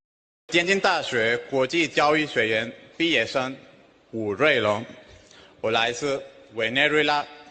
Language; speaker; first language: Chinese; non-native, fluent; Spanish